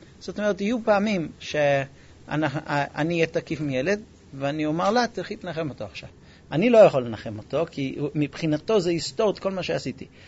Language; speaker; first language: Hebrew; non-native, fluent; English